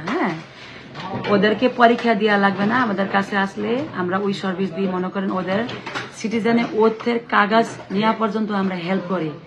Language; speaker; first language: Bangla; non-native, fluent; Nepali